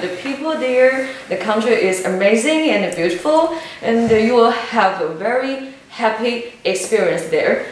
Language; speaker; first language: English; non-native, learner; Chinese